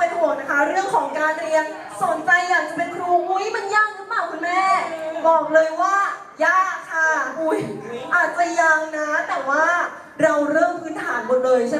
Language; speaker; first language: Thai; native; Thai